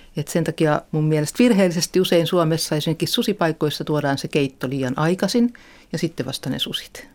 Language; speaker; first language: Finnish; native; Finnish